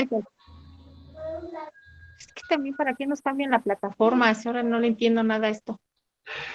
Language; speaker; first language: Spanish; native; Spanish